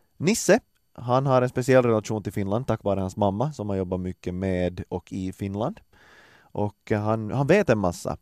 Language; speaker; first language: Swedish; native; Swedish